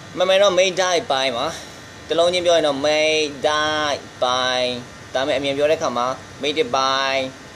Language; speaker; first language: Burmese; native; Burmese